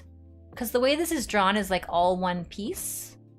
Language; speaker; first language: English; native; English